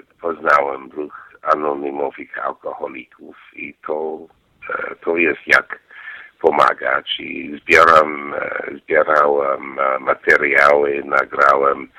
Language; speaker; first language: Polish; non-native, learner; English